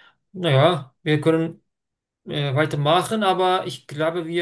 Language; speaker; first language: German; non-native, learner; Turkish